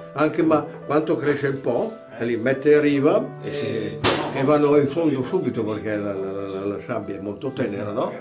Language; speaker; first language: Italian; native; Italian